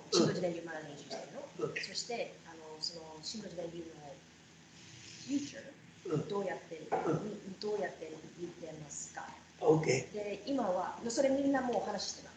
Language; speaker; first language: Japanese; early bilingual, heritage; English